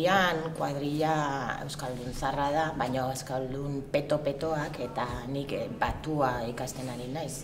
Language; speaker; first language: Basque; non-native, learner; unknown